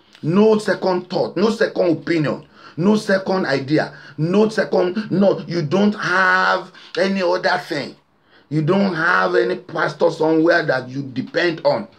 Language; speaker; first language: English; non-native, local second language; Yoruba